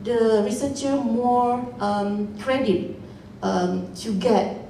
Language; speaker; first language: English; non-native, local second language; Malay